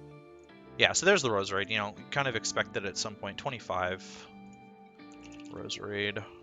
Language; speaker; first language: English; native; English